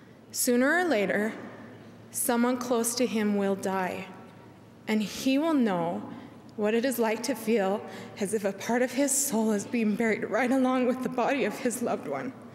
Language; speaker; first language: English; native; English